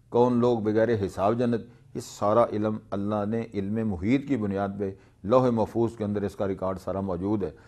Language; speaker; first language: Urdu; non-native, local second language; Punjabi